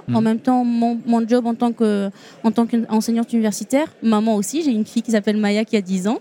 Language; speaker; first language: French; non-native, local second language; Arabic